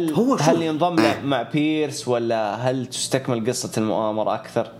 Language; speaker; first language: Arabic; native; Arabic